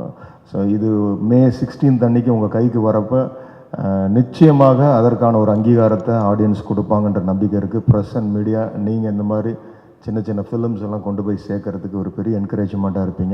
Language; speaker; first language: Tamil; native; Tamil